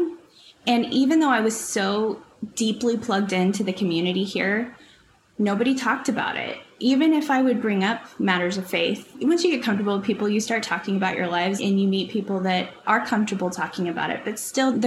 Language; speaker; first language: English; native; English